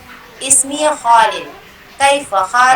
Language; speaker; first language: Arabic; non-native, learner; Indonesian